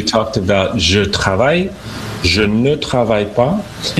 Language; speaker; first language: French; non-native, fluent; English